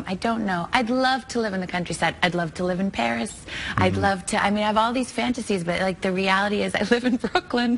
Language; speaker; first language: English; native; English